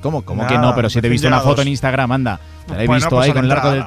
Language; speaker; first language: Spanish; native; Spanish